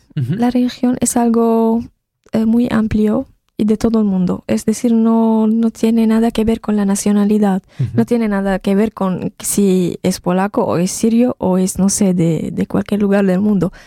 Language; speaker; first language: Spanish; non-native, fluent; Arabic